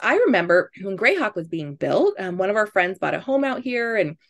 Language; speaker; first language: English; native; English